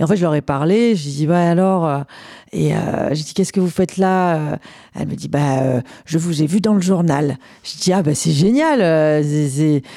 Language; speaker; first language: French; native; French